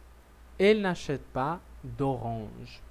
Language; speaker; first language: French; non-native, learner; Portuguese